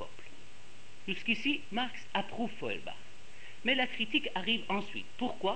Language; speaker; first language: French; non-native, fluent; Persian